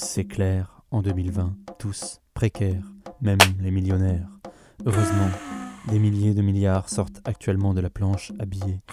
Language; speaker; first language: French; native; French